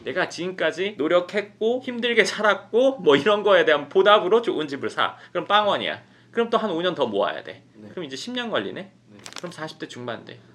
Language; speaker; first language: Korean; native; Korean